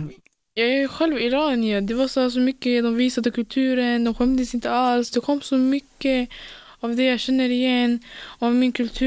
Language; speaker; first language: Swedish; early bilingual, other home language; Persian